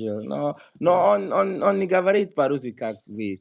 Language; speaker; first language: Russian; non-native, fluent; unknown